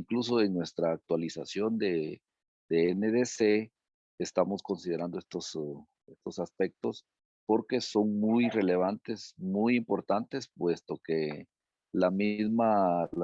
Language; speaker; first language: Spanish; native; Spanish